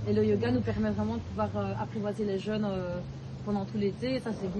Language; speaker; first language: French; native; French